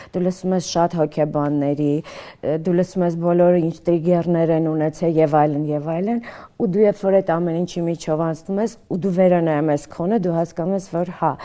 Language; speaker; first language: Armenian; early bilingual, other home language; Russian